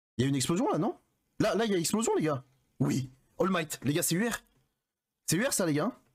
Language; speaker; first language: French; native; French